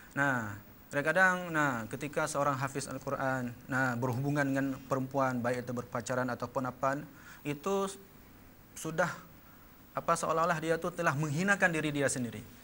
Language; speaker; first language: Malay; non-native, local second language; Achinese